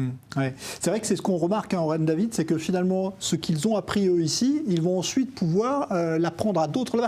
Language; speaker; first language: French; native; French